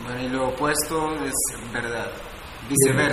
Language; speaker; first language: Spanish; native; Spanish